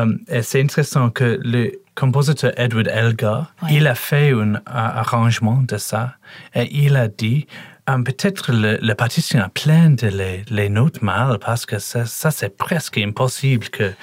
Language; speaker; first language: French; non-native, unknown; English